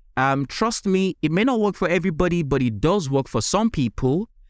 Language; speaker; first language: English; non-native, local second language; Yoruba